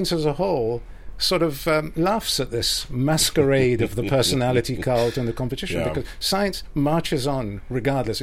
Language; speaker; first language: English; native; English